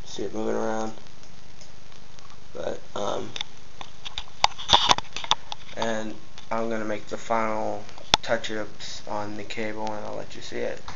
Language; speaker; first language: English; native; English